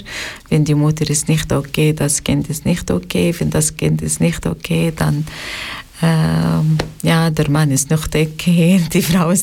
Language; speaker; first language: German; non-native, learner; Arabic